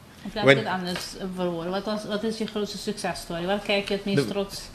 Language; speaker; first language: Dutch; non-native, local second language; Papiamento